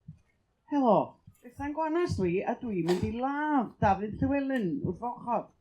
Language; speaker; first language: Welsh; native; Welsh